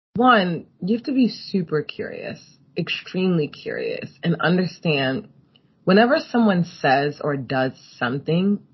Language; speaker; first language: English; native; English